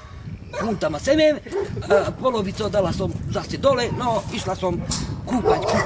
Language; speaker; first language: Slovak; non-native, local second language; Hungarian